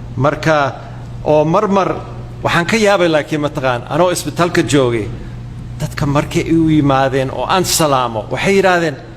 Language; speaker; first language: Somali; non-native, fluent; English